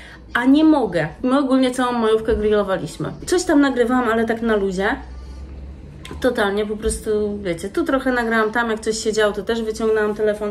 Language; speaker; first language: Polish; native; Polish